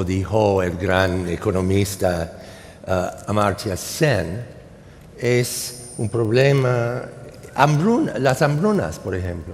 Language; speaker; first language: Spanish; non-native, fluent; English